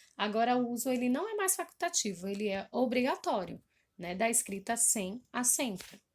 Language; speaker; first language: Portuguese; native; Portuguese